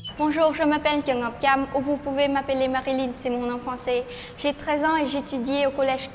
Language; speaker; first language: French; non-native, learner; Vietnamese